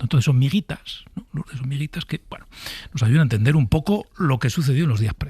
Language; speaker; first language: Spanish; native; Spanish